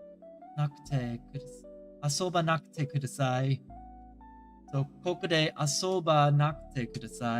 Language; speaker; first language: Japanese; non-native, learner; English